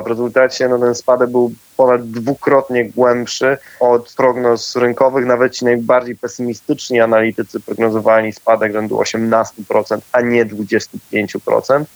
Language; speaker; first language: Polish; native; Polish